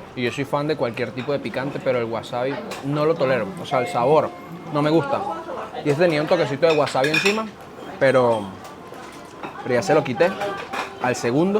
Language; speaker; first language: Spanish; native; Spanish